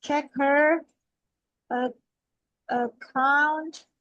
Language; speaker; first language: English; non-native, fluent; Indonesian